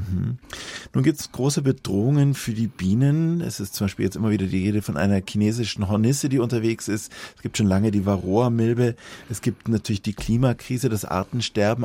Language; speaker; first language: German; native; German